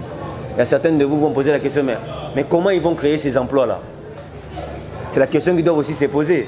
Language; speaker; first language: French; non-native, local second language; Lingala